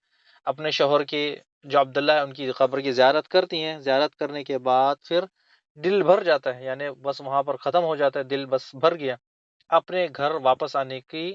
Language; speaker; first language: Urdu; native; Urdu